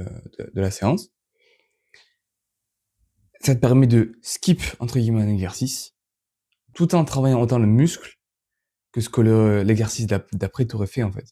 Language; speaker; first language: French; native; French